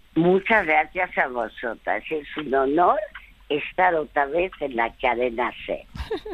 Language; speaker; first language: Spanish; early bilingual, other home language; French